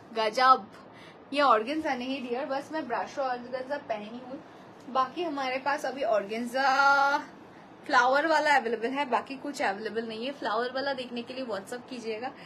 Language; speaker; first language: Hindi; non-native, local second language; Bangla